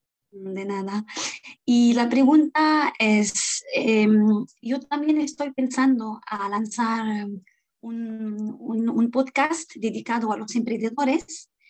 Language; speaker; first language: Spanish; non-native, fluent; French